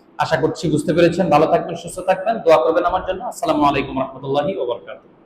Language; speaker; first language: Bangla; native; Bangla